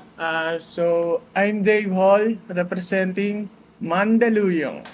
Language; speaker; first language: Filipino; native; Filipino